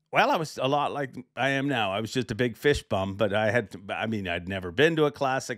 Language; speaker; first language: English; native; English